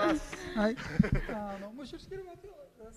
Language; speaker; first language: Japanese; native; Japanese